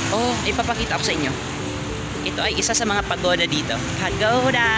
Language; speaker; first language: Filipino; non-native, local second language; Waray